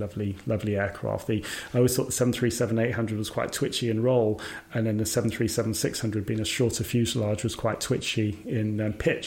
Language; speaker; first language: English; native; English